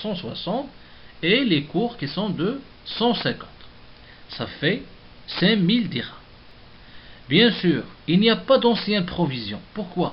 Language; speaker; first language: French; non-native, local second language; Arabic